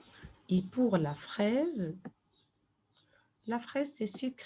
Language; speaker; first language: French; non-native, fluent; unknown